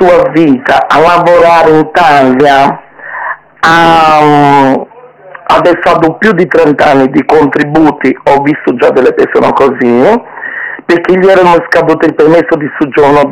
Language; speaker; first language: Italian; non-native, fluent; Portuguese